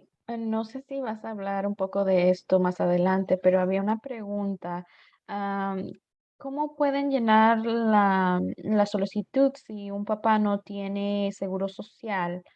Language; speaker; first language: Spanish; early bilingual, other home language; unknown